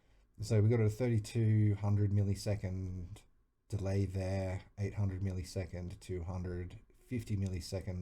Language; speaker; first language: English; native; English